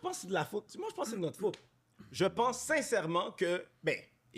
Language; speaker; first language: French; native; French